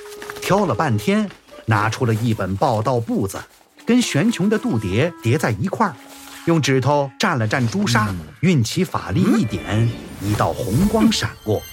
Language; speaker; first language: Chinese; native; Chinese